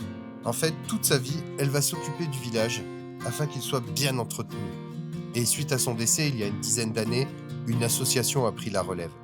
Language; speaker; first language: French; native; French